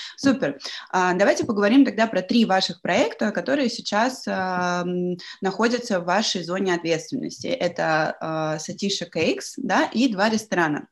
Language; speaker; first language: Russian; native; Russian